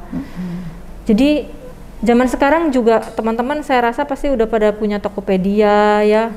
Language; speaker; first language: Indonesian; native; Indonesian